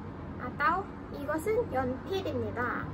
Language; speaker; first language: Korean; non-native, fluent; Indonesian